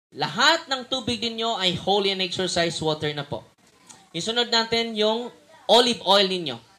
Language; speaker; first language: Filipino; non-native, local second language; Cebuano